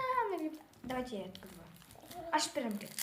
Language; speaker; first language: Russian; non-native, local second language; Kazakh